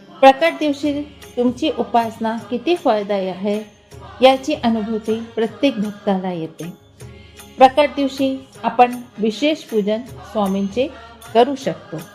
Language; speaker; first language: Marathi; non-native, local second language; Hindi